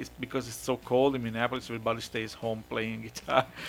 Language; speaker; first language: English; non-native, fluent; Italian